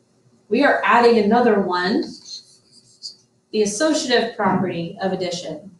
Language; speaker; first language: English; native; English